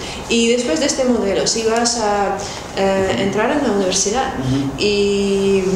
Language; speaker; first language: Spanish; non-native, fluent; Russian